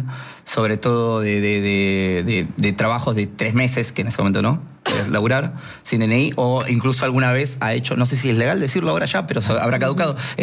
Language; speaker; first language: Spanish; non-native, local second language; Quechua